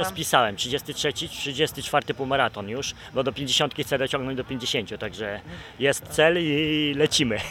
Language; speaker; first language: Polish; native; Polish